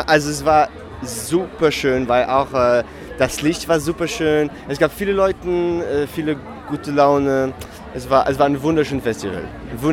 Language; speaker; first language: German; non-native, fluent; French